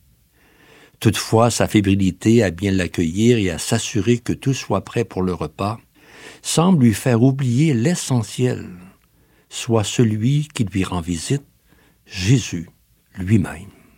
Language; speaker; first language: French; native; French